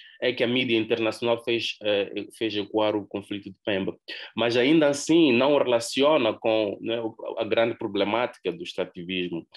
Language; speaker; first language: Portuguese; native; Portuguese